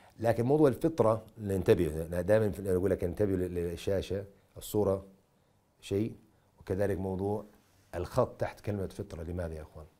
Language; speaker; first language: Arabic; non-native, fluent; English